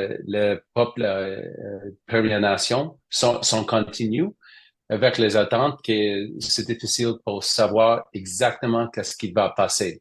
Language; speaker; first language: French; non-native, learner; English